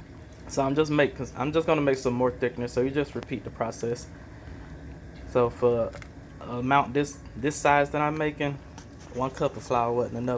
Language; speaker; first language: English; native; English